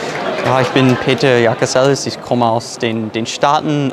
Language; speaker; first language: German; non-native, fluent; English